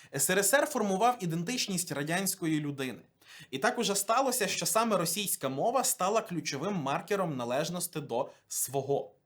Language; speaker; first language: Ukrainian; native; Ukrainian